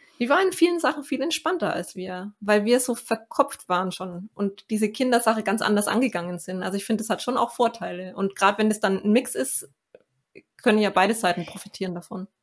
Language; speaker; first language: German; native; German